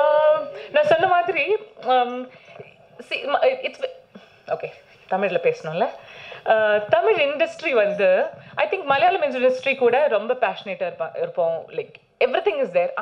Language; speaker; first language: Tamil; non-native, learner; Malayalam